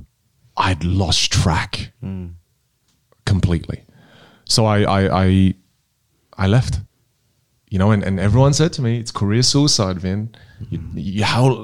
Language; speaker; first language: English; non-native, local second language; Min Nan Chinese